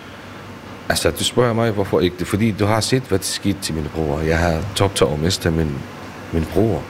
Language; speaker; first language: Danish; non-native, learner; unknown